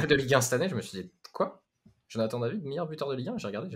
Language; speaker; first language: French; native; French